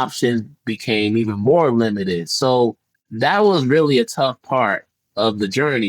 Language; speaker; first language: English; early bilingual, other home language; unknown